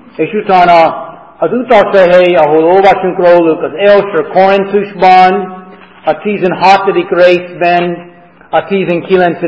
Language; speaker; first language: Hungarian; non-native, fluent; English